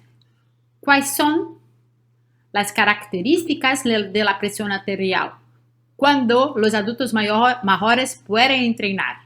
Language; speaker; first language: Spanish; non-native, learner; Portuguese